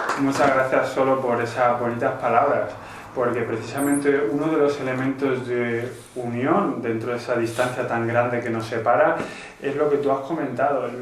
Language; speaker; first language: Spanish; native; Spanish